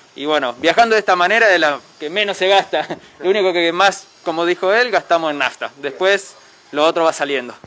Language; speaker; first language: Spanish; native; Spanish